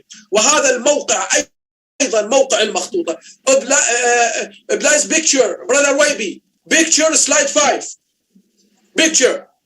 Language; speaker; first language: Arabic; native; Arabic